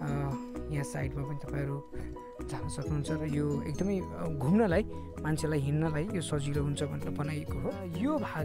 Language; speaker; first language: Nepali; native; Nepali